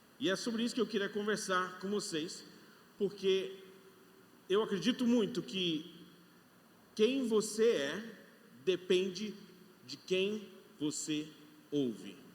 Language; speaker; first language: Portuguese; non-native, fluent; English